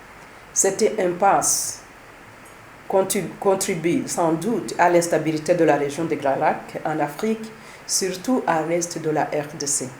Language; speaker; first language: French; non-native, local second language; Kinyarwanda